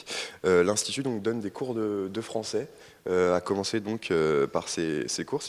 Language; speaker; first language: French; native; French